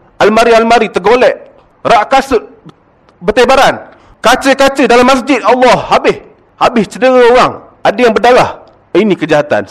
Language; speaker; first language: Malay; native; Malay